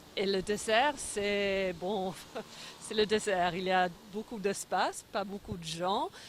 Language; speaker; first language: French; non-native, fluent; English